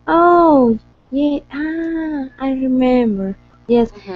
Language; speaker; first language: English; non-native, learner; Spanish